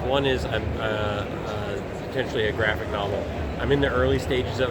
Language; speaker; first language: English; native; English